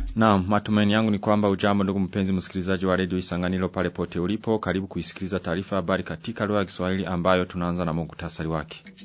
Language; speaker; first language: Swahili; non-native, local second language; Rundi